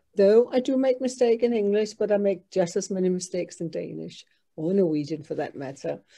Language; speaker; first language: English; non-native, fluent; Danish